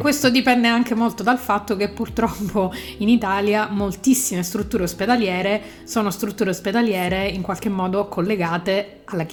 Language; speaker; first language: Italian; native; Italian